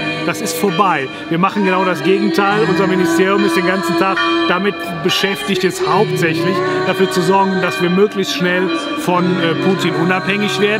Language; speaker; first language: German; native; German